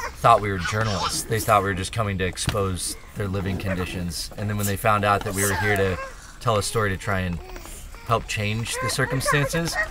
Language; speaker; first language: English; native; English